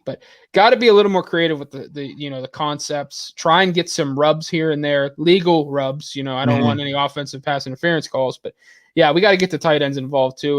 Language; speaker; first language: English; native; English